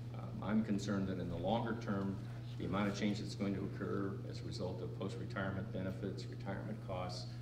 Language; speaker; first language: English; native; English